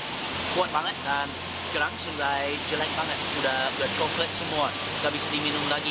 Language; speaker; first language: Indonesian; non-native, learner; English